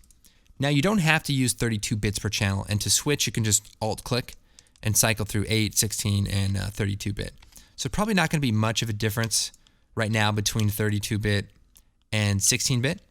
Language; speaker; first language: English; native; English